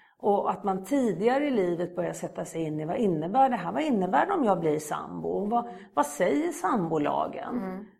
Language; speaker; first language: Swedish; native; Swedish